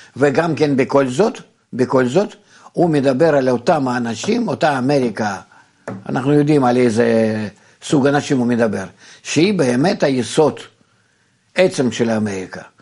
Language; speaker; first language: Hebrew; non-native, fluent; Russian